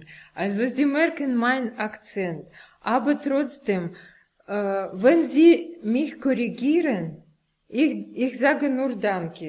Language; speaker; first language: German; non-native, learner; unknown